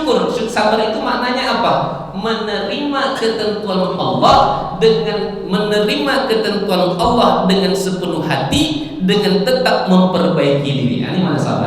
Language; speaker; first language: Malay; native; Malay